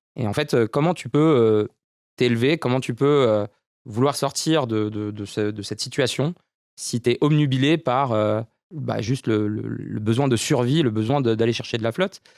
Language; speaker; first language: French; early bilingual, other home language; Romanian